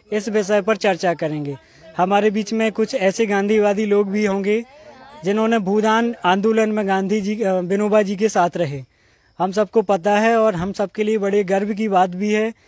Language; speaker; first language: Hindi; native; Hindi